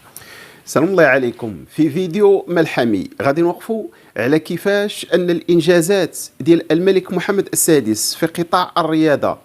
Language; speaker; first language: Arabic; native; Arabic